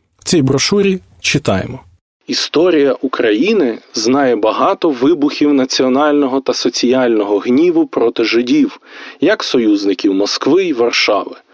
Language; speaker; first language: Ukrainian; native; Ukrainian